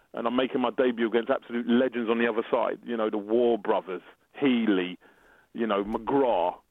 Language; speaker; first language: English; native; English